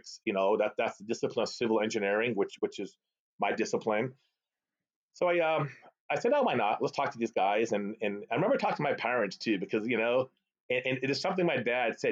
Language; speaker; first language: English; early bilingual, other home language; Arabic